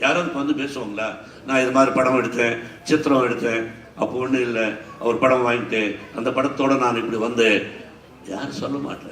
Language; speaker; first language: Tamil; non-native, learner; Telugu